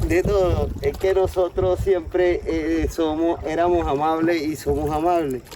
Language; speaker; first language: Spanish; native; Spanish